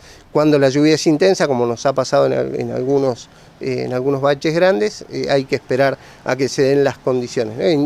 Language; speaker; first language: Spanish; native; Spanish